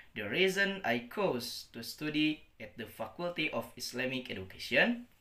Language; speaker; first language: English; non-native, learner; Indonesian